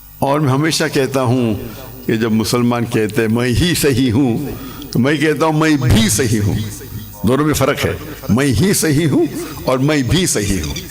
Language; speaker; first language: Urdu; non-native, local second language; English